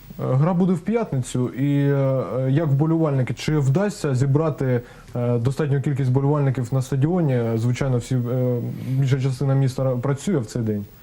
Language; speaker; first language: Ukrainian; non-native, local second language; Russian